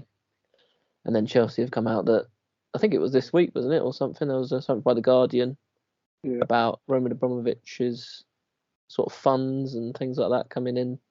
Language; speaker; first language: English; native; English